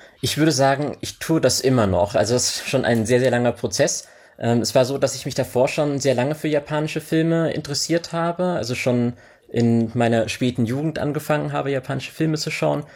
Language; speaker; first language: German; native; German